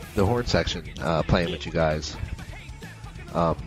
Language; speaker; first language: English; native; English